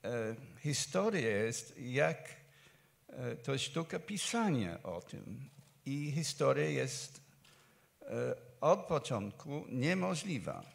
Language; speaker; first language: Polish; non-native, fluent; English